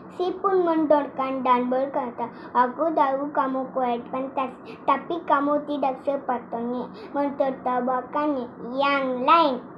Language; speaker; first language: Malay; non-native, local second language; Tamil